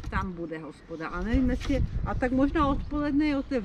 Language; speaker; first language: Czech; native; Czech